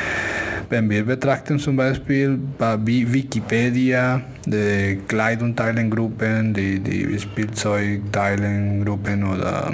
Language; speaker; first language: German; non-native, fluent; Spanish